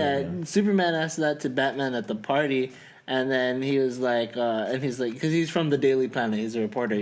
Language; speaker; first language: English; native; English